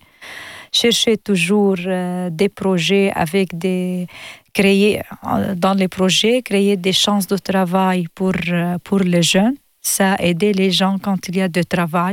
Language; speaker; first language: French; non-native, learner; Arabic